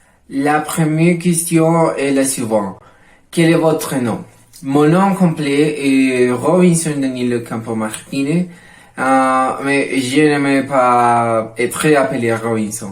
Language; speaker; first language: French; non-native, learner; Spanish